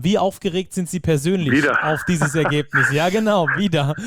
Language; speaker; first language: German; native; German